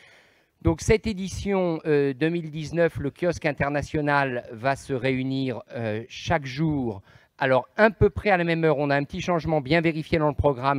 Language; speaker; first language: French; native; French